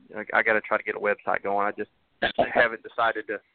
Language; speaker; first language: English; native; English